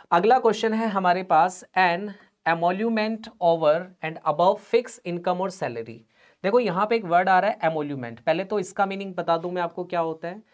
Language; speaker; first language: Hindi; non-native, local second language; Punjabi